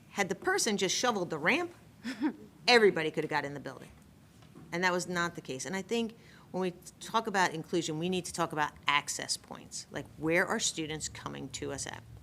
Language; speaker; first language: English; native; English